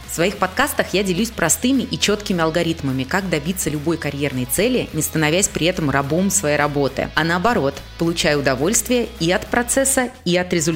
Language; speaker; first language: Russian; native; Russian